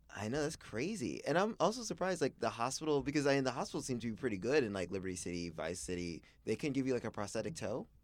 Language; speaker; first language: English; native; English